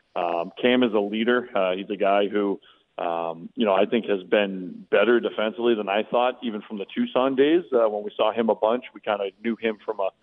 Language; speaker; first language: English; native; English